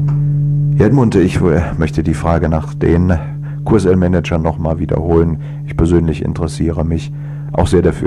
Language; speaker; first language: German; native; German